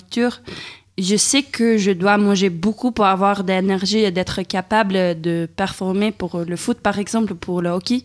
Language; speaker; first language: French; non-native, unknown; Swedish